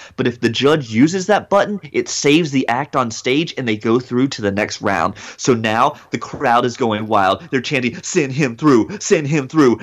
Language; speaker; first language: English; native; English